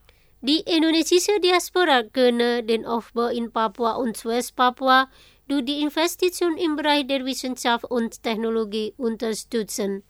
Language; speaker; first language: German; non-native, fluent; Indonesian